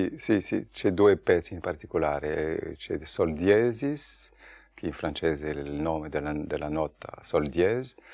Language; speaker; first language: Italian; non-native, fluent; French